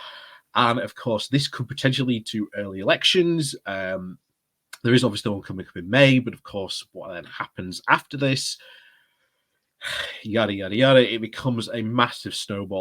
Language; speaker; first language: English; native; English